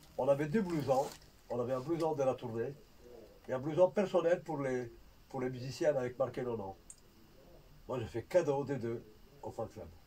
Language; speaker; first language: French; non-native, fluent; Italian